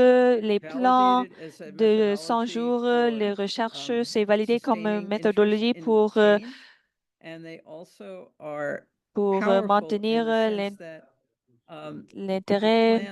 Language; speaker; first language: French; non-native, fluent; English